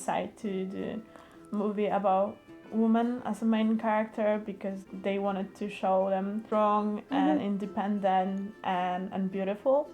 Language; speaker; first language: English; non-native, learner; Polish